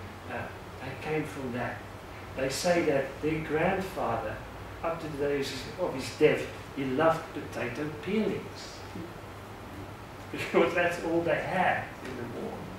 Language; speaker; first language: English; non-native, local second language; Afrikaans